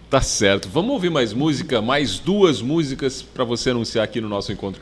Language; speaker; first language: Portuguese; native; Portuguese